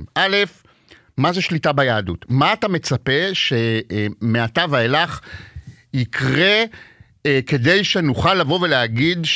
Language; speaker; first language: Hebrew; native; Hebrew